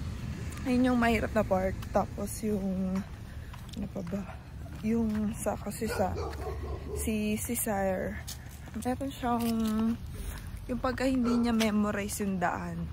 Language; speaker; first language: Filipino; native; Filipino